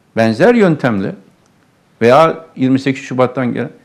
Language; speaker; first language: Turkish; native; Turkish